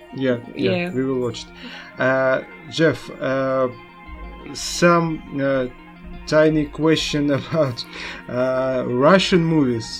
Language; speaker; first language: English; non-native, learner; Russian